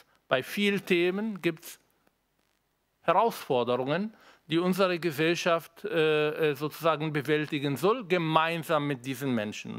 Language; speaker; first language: German; non-native, fluent; Arabic